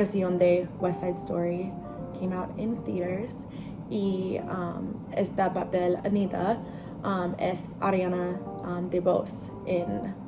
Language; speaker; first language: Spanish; non-native, learner; English